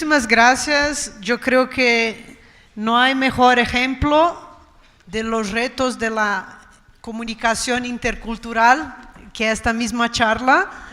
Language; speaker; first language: Spanish; non-native, fluent; Portuguese